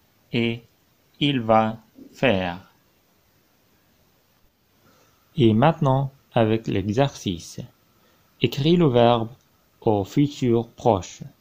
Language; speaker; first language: French; non-native, fluent; Arabic